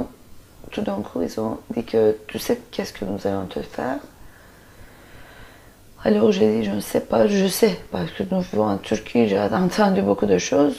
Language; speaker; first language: French; non-native, fluent; Turkish